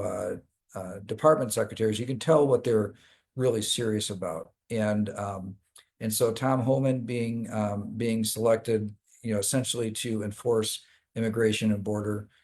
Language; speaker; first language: English; native; English